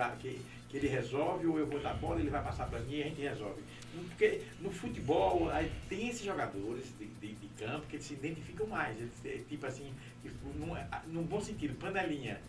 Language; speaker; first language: Portuguese; native; Portuguese